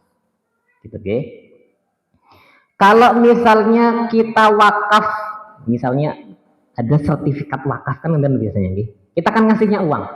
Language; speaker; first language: Indonesian; native; Indonesian